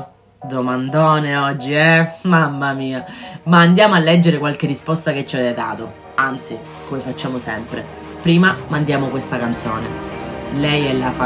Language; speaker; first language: Italian; native; Italian